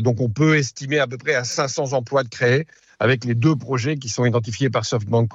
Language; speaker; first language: French; native; French